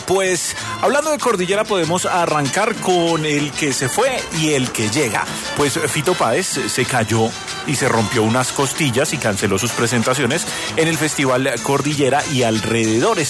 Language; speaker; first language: Spanish; native; Spanish